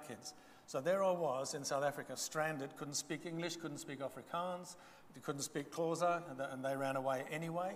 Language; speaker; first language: English; non-native, local second language; Bemba